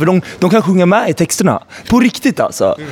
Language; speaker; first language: Swedish; native; Swedish